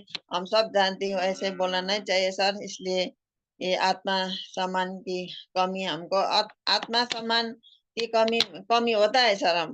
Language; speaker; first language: Hindi; non-native, local second language; Nepali